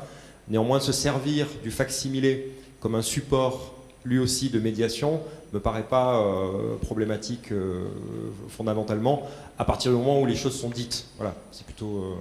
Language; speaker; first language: French; native; French